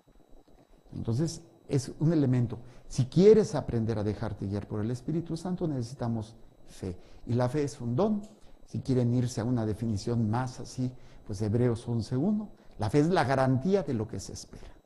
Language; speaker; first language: Spanish; native; Spanish